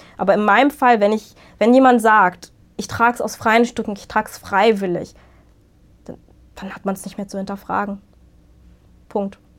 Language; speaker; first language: German; early bilingual, other home language; Arabic